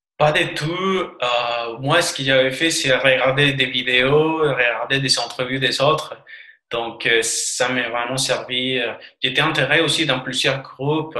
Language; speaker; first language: French; non-native, fluent; Spanish